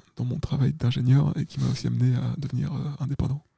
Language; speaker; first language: French; native; French